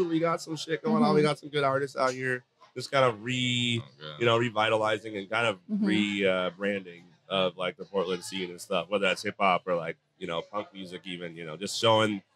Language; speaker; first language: English; native; English